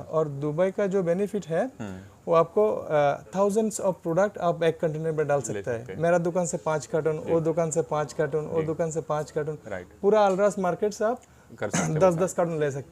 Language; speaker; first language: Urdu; non-native, fluent; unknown